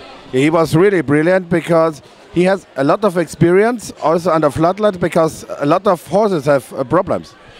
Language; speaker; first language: English; non-native, fluent; German